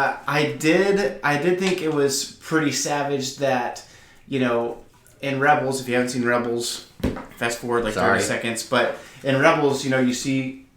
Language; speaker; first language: English; native; English